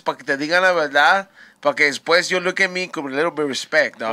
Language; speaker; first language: Spanish; early bilingual, heritage; Spanish